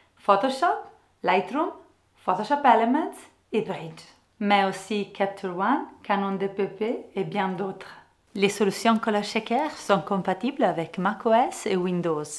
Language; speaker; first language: French; non-native, fluent; Italian